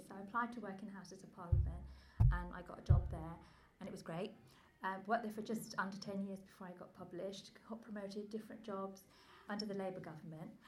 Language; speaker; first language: English; native; English